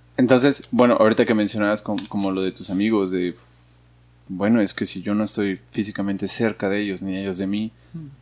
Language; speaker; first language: Spanish; native; Spanish